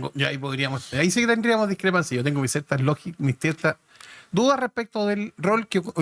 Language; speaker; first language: Spanish; native; Spanish